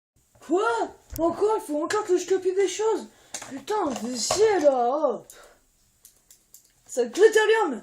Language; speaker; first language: French; native; French